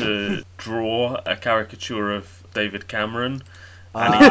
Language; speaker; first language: English; native; English